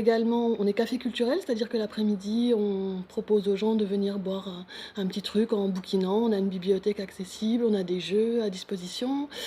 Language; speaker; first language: French; native; French